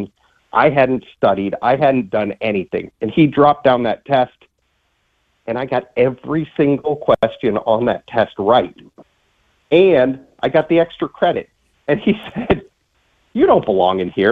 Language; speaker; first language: English; native; English